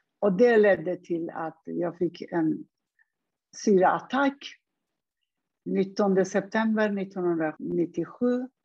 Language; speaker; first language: Swedish; non-native, fluent; Persian